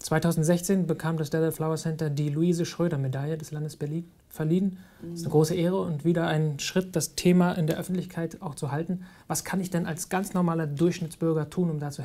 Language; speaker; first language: German; native; German